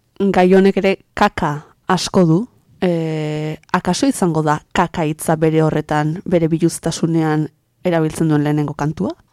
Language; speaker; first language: Basque; native; Basque